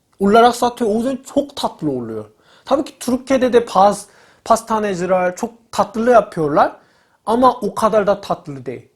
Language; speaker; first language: Turkish; non-native, learner; Korean